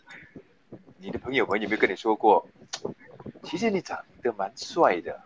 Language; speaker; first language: Chinese; native; Chinese